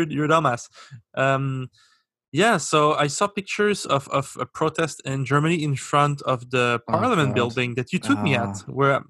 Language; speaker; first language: English; native; English